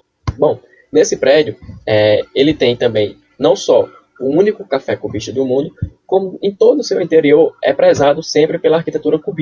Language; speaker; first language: Portuguese; native; Portuguese